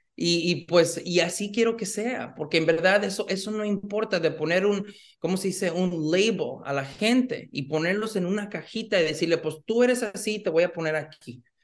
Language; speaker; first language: Spanish; early bilingual, heritage; Spanish